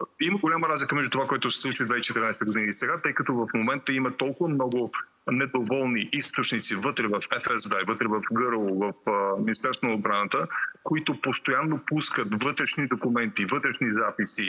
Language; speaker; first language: Bulgarian; native; Bulgarian